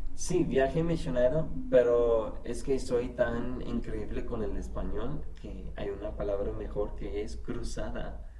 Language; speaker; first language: Spanish; non-native, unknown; English